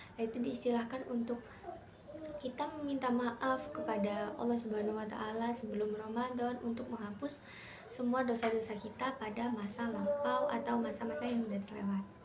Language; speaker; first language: Indonesian; native; Indonesian